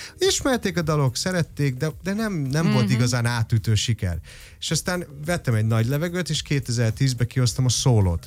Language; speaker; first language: Hungarian; early bilingual, heritage; Hungarian